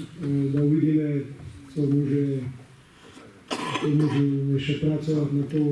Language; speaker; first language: Slovak; non-native, learner; Slovenian